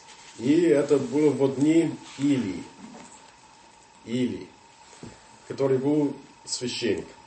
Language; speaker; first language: Russian; non-native, fluent; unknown